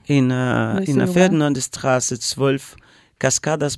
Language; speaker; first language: German; non-native, learner; Portuguese